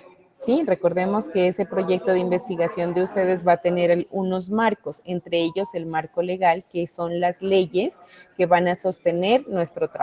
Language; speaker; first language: Spanish; native; Spanish